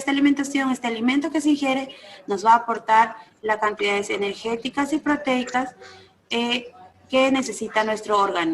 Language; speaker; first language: Spanish; native; Spanish